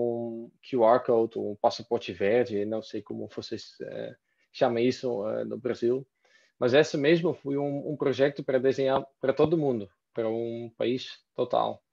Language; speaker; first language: Portuguese; non-native, fluent; Dutch